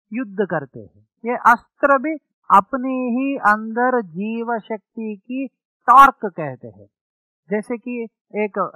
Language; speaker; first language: Hindi; non-native, local second language; Telugu